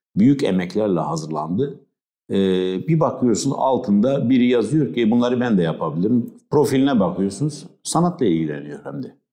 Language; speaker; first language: Turkish; non-native, local second language; Kurdish